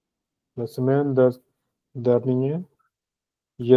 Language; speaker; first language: French; non-native, learner; Punjabi